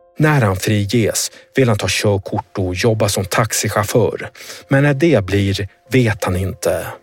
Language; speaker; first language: Swedish; native; Swedish